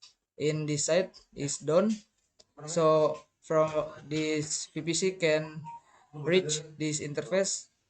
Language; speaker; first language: English; non-native, learner; Indonesian